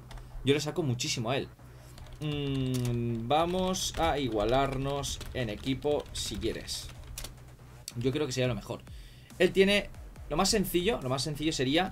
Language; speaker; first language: Spanish; native; Spanish